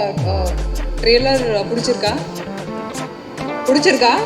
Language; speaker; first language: Tamil; non-native, fluent; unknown